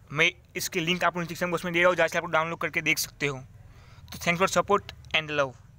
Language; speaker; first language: Hindi; non-native, local second language; Gujarati